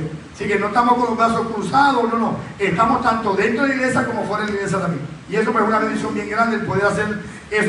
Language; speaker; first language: Spanish; native; Spanish